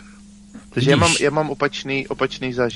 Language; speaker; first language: Czech; native; Czech